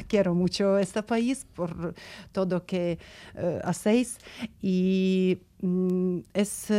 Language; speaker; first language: Spanish; non-native, learner; Ukrainian